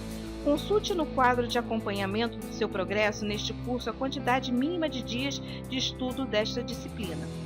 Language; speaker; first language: Portuguese; native; Portuguese